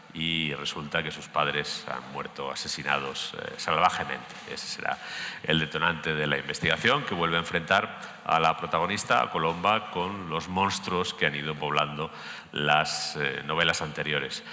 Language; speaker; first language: Spanish; native; Spanish